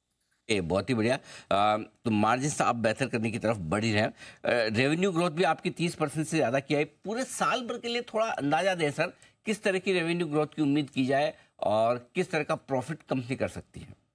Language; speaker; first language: Hindi; native; Hindi